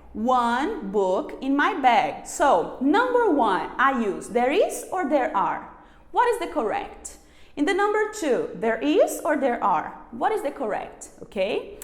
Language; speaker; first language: English; non-native, fluent; Portuguese